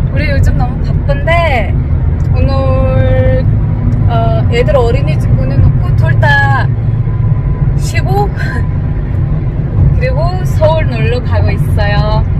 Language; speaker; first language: Korean; non-native, fluent; Mongolian